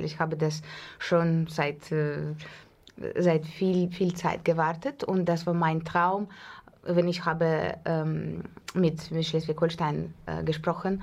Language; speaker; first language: German; non-native, learner; Russian